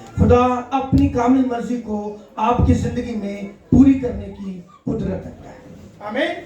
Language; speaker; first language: Urdu; non-native, local second language; Punjabi